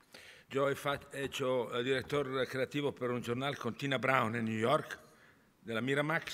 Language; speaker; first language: Spanish; non-native, learner; Italian